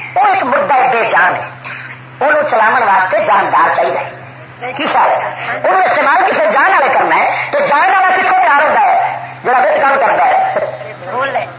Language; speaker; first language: Urdu; non-native, local second language; Punjabi